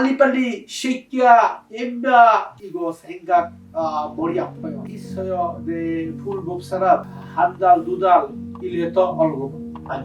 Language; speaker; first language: Korean; non-native, learner; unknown